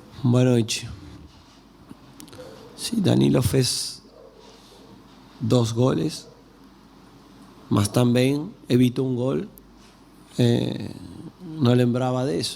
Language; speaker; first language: Portuguese; non-native, learner; Spanish